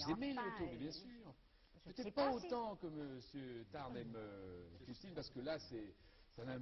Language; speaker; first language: French; native; French